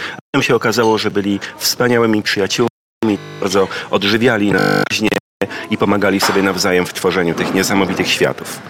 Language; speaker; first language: Polish; native; Polish